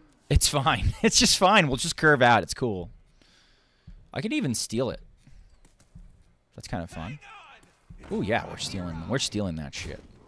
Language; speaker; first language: English; native; English